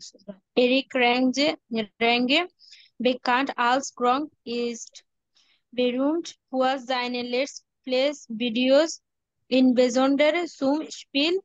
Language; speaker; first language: German; non-native, learner; Bangla